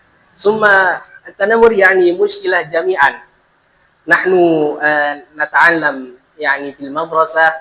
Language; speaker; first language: Arabic; non-native, fluent; Indonesian